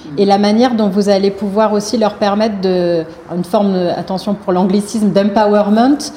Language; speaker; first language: French; native; French